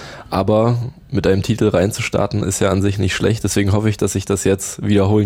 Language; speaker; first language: German; native; German